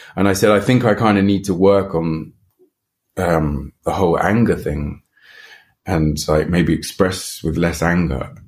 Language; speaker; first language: English; native; English